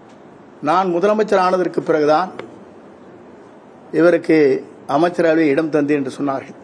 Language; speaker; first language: Tamil; native; Tamil